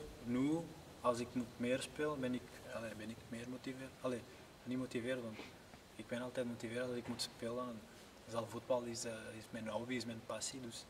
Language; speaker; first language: Dutch; non-native, learner; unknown